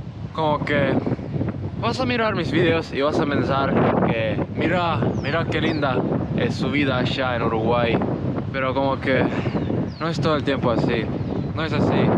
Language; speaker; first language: Spanish; non-native, learner; Estonian